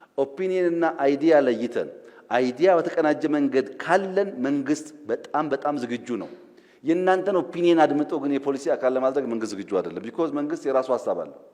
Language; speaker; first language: Amharic; non-native, local second language; Oromo